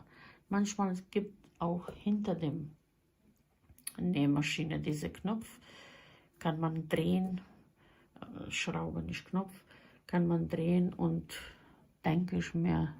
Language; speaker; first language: German; non-native, fluent; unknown